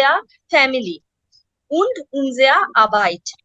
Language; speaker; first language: German; non-native, learner; Bangla